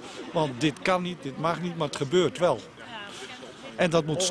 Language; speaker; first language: Dutch; native; Dutch